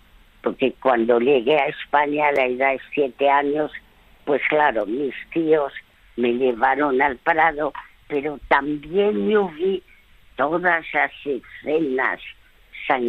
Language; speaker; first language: Spanish; non-native, fluent; French